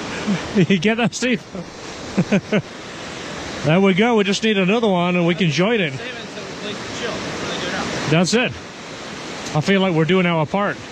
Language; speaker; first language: English; native; English